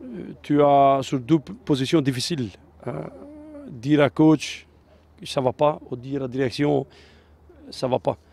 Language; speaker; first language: French; non-native, learner; Albanian